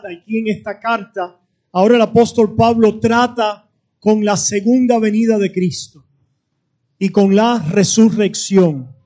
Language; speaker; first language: Spanish; native; Spanish